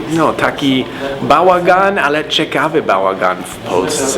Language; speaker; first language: Polish; non-native, learner; English